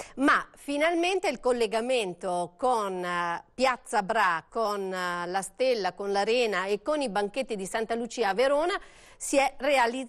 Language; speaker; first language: Italian; native; Italian